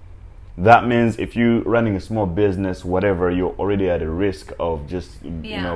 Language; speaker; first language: English; non-native, local second language; Nyanja